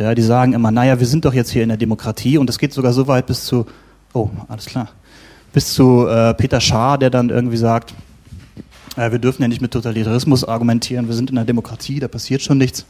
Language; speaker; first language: German; native; German